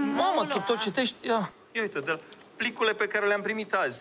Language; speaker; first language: Romanian; native; Romanian